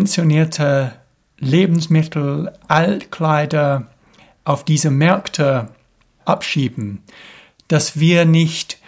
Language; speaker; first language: German; non-native, fluent; English